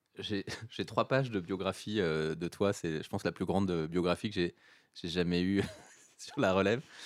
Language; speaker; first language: French; native; French